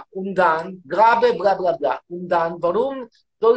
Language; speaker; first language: German; non-native, learner; Hebrew